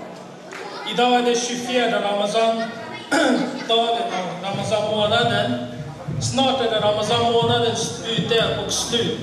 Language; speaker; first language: Swedish; non-native, fluent; Uyghur